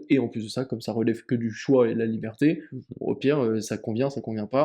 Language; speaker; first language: French; native; French